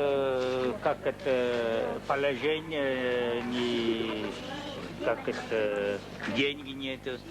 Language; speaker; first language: Russian; early bilingual, heritage; Russian